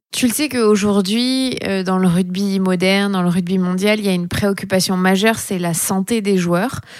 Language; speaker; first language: French; native; French